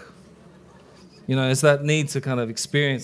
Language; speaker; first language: English; early bilingual, other home language; Icelandic